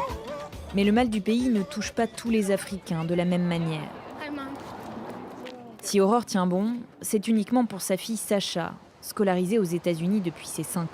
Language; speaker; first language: French; native; French